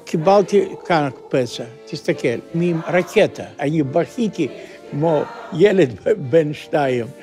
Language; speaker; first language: Hebrew; non-native, fluent; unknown